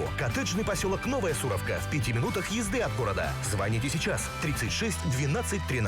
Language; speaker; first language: Russian; native; Russian